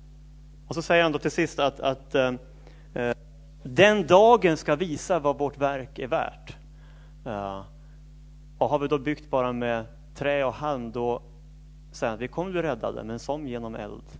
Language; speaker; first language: Swedish; native; Swedish